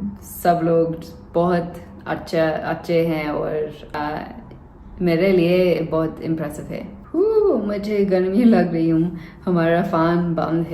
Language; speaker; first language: Hindi; non-native, learner; English